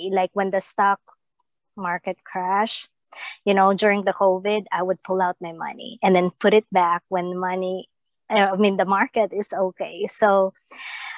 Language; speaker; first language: English; non-native, local second language; Filipino